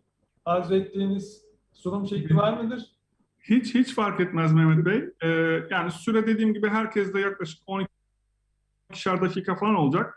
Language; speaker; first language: Turkish; native; Turkish